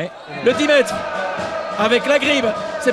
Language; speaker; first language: French; native; French